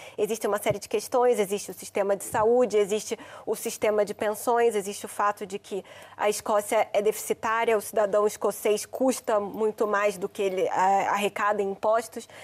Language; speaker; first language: Portuguese; native; Portuguese